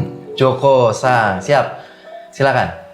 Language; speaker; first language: Indonesian; native; Indonesian